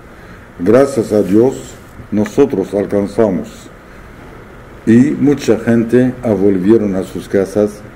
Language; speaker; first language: Spanish; non-native, fluent; Arabic